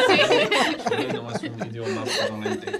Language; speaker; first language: Spanish; non-native, learner; English